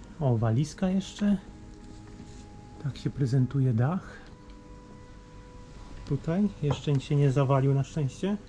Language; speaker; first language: Polish; native; Polish